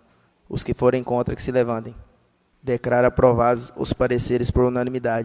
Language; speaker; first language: Portuguese; native; Portuguese